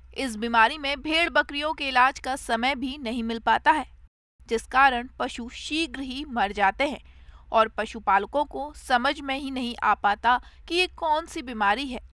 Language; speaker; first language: Hindi; native; Hindi